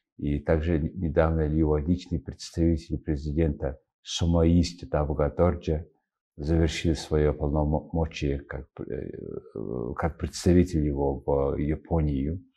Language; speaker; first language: Russian; non-native, fluent; Mongolian